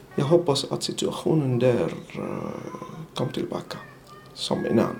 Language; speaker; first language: Swedish; non-native, learner; Arabic